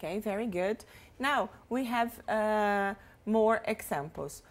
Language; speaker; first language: English; non-native, fluent; Portuguese